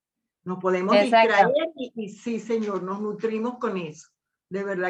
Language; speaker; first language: Spanish; native; Spanish